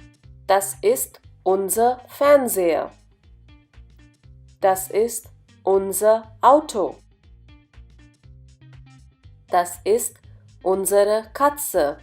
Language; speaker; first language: German; non-native, fluent; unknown